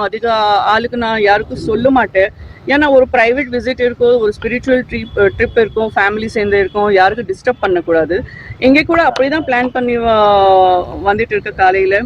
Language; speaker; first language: Tamil; non-native, fluent; Gujarati